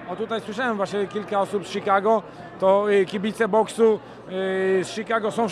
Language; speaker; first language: Polish; native; Polish